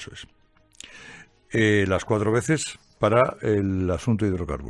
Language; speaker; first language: Spanish; native; Spanish